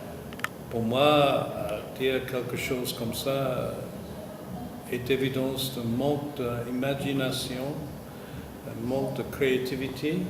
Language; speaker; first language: French; non-native, fluent; English